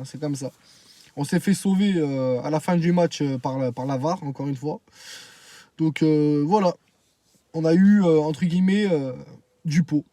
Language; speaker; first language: French; native; French